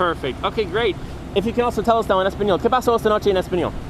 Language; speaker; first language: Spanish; non-native, learner; English